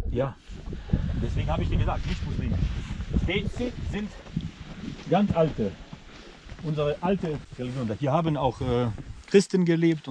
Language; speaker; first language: German; non-native, local second language; Bosnian